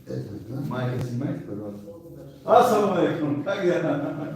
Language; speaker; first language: Russian; non-native, local second language; Tajik